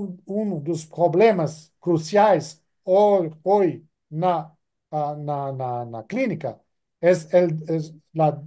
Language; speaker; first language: Portuguese; non-native, fluent; French